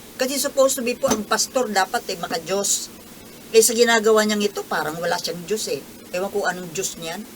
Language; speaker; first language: Filipino; native; Filipino